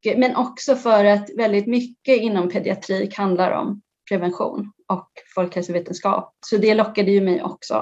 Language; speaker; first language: Swedish; early bilingual, other home language; Persian